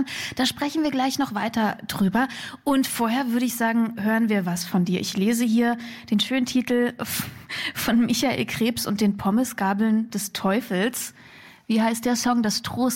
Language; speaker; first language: German; native; German